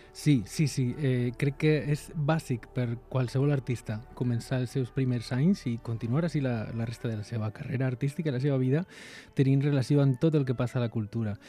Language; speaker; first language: Catalan; non-native, local second language; Spanish